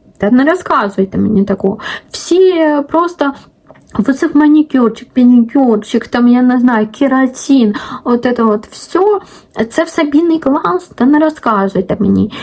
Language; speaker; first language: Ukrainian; non-native, local second language; Russian